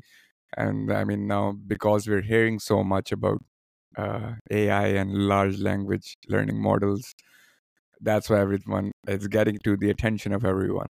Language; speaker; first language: English; non-native, local second language; Urdu